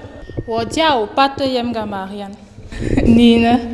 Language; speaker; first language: Chinese; non-native, learner; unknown